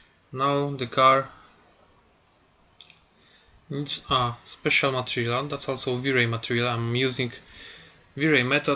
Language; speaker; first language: English; non-native, fluent; Polish